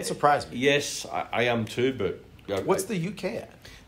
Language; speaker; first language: English; native; English